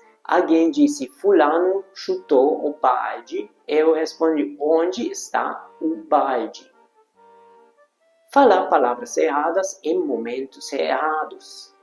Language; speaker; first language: Portuguese; non-native, fluent; Hungarian